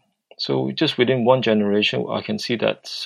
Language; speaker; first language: English; non-native, local second language; Cantonese